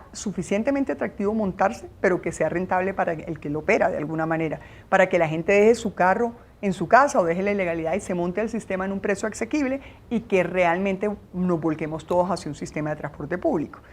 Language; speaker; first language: Spanish; native; Spanish